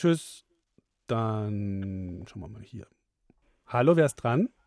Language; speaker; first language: German; native; German